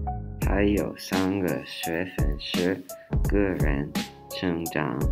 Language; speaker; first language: Chinese; non-native, learner; English